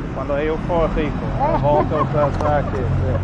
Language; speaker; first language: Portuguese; non-native, learner; English